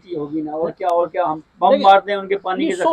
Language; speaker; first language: Urdu; non-native, local second language; Punjabi